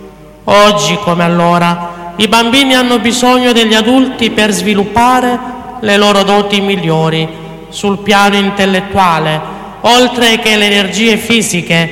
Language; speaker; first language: Italian; native; Italian